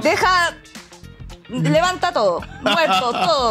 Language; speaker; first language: Spanish; native; Spanish